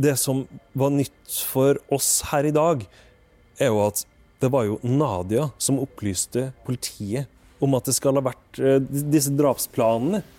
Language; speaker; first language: Norwegian; native; Norwegian